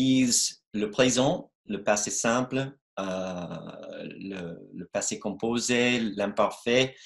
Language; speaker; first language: French; non-native, fluent; English